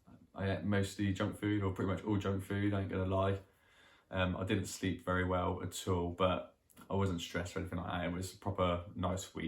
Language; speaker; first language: English; native; English